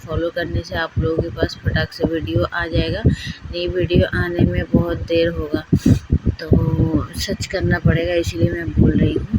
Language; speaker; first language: Hindi; non-native, local second language; Bangla